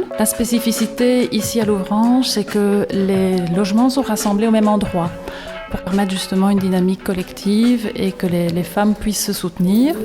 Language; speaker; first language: French; native; French